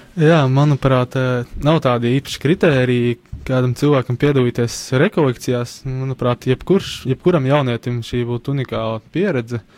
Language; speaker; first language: Latvian; native; Latvian